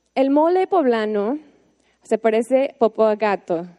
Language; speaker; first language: Spanish; non-native, fluent; English